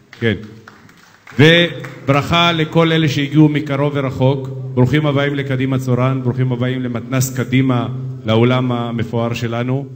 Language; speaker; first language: Hebrew; native; Hebrew